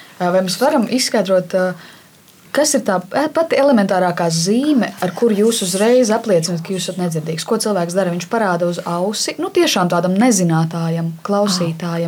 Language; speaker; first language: Latvian; native; Latvian